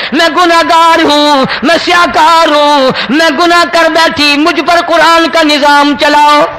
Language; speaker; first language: Urdu; non-native, local second language; Saraiki